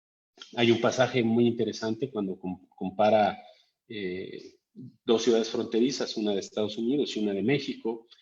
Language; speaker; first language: Spanish; native; Spanish